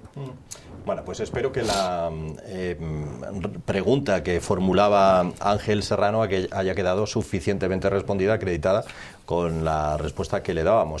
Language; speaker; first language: Spanish; native; Spanish